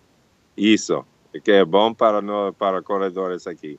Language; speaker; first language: Portuguese; non-native, fluent; English